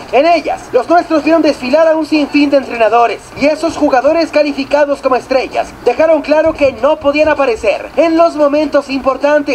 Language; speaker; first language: Spanish; native; Spanish